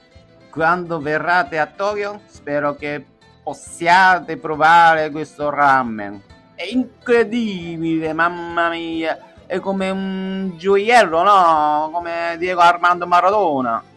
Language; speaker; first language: Italian; non-native, fluent; Japanese